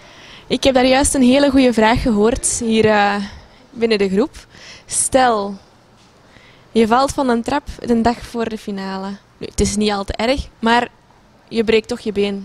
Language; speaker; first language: Dutch; native; Dutch